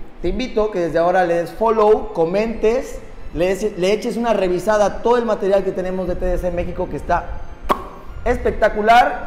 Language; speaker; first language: Spanish; native; Spanish